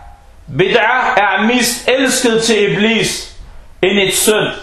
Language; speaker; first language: Danish; non-native, fluent; Arabic